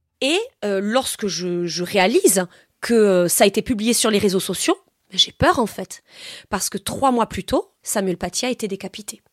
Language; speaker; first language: French; native; French